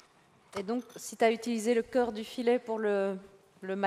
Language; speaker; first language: French; native; French